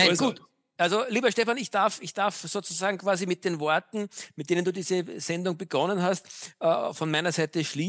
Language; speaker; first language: German; native; German